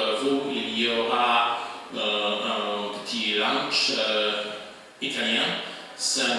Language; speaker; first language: French; non-native, fluent; Polish